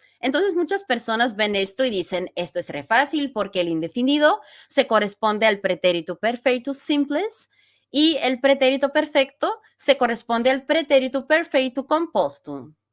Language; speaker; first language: Spanish; non-native, fluent; Bulgarian